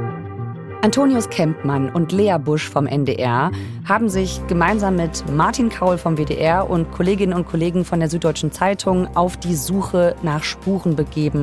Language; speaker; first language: German; native; German